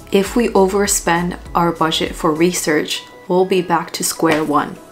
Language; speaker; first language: English; early bilingual, other home language; Japanese